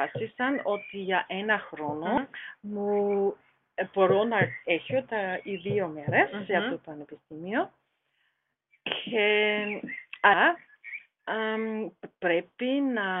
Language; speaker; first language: Greek; non-native, learner; German